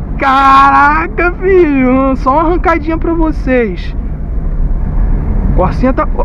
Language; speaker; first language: Portuguese; native; Portuguese